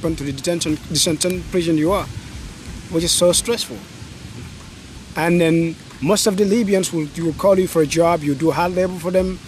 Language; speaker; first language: English; non-native, local second language; Wolof